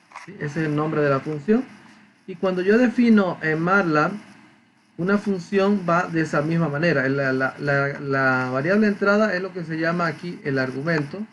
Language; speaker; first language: Spanish; native; Spanish